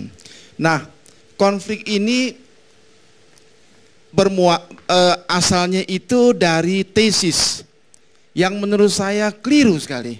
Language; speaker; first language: Indonesian; native; Indonesian